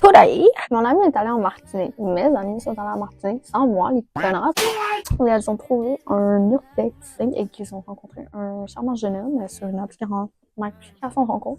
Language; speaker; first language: French; native; French